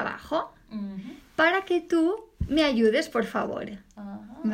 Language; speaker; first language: Spanish; native; Spanish